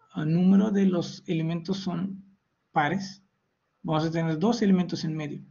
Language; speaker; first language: Spanish; non-native, fluent; Hindi